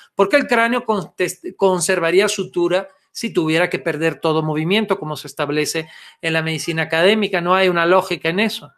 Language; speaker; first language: Spanish; non-native, fluent; Italian